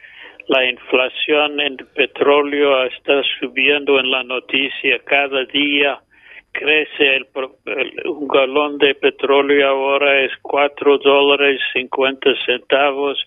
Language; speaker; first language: Spanish; non-native, fluent; English